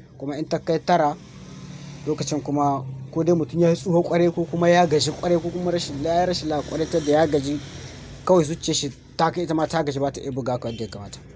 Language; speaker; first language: Hausa; native; Hausa